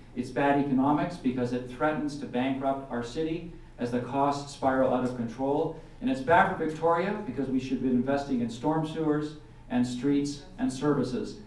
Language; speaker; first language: English; native; English